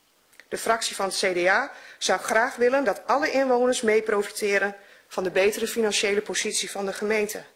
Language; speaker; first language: Dutch; native; Dutch